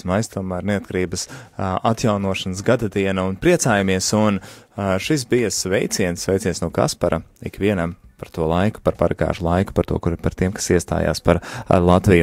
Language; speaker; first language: Latvian; native; Latvian